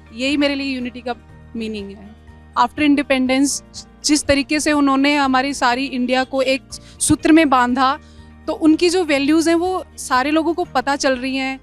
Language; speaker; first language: Hindi; native; Hindi